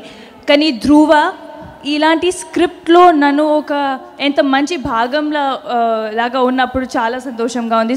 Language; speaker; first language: Telugu; non-native, fluent; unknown